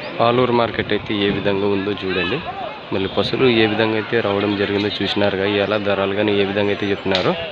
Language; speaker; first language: Telugu; native; Telugu